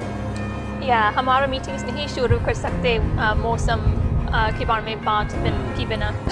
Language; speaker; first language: Hindi; non-native, learner; English